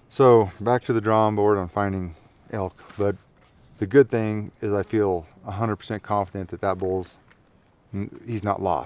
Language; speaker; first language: English; native; English